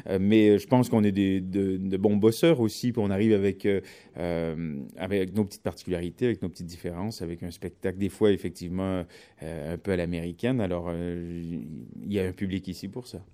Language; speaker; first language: French; native; French